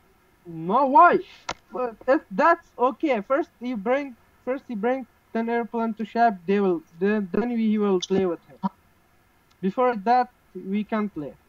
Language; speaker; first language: English; non-native, learner; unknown